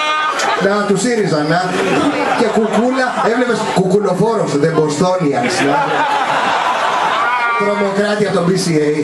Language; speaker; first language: Greek; native; Greek